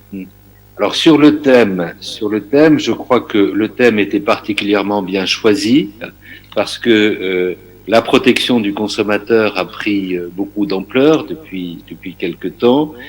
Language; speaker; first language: French; native; French